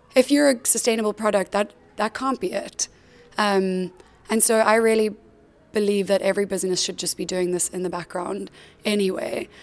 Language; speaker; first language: English; native; English